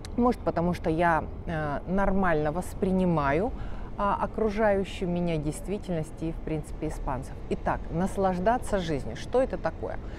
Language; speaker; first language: Russian; native; Russian